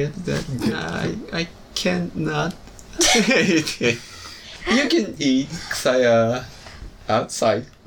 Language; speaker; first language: English; non-native, learner; Japanese